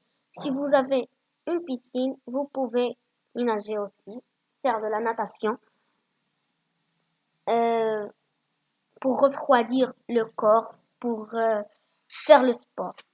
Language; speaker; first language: French; non-native, learner; Arabic